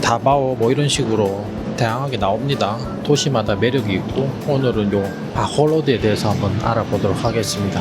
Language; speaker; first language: Korean; native; Korean